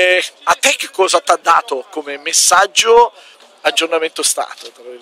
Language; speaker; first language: Italian; native; Italian